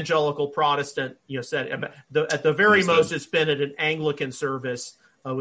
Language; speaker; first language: English; native; English